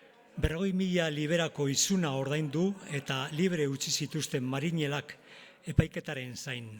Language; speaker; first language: Basque; non-native, local second language; Spanish